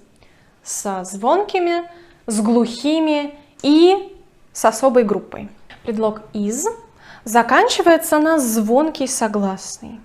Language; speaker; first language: Russian; native; Russian